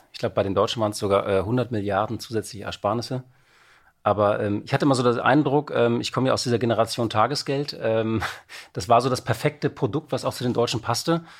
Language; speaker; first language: German; native; German